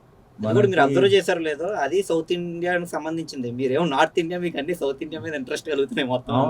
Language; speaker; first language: Telugu; native; Telugu